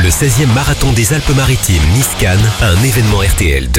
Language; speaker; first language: French; native; French